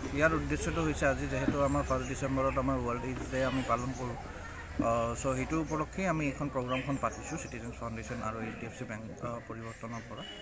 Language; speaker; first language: Assamese; native; Assamese